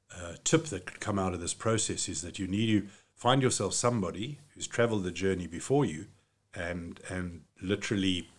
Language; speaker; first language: English; native; English